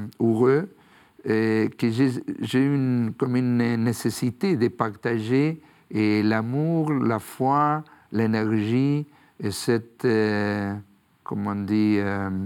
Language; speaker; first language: French; non-native, fluent; Spanish